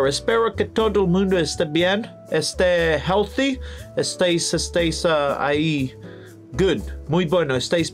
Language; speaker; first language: Spanish; non-native, learner; English